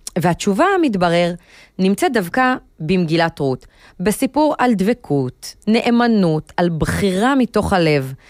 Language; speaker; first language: Hebrew; native; Hebrew